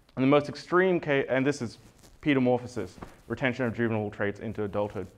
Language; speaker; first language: English; native; English